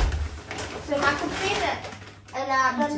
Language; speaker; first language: French; non-native, learner; Vietnamese